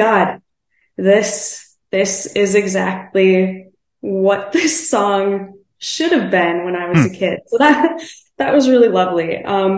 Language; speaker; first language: English; native; English